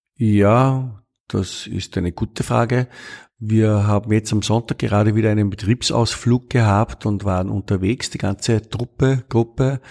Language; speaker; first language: German; native; German